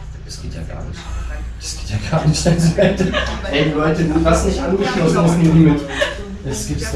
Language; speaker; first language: German; native; German